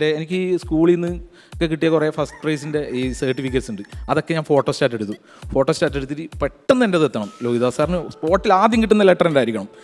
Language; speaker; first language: Malayalam; native; Malayalam